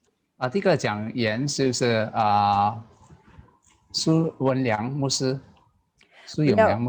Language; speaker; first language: Chinese; non-native, learner; Indonesian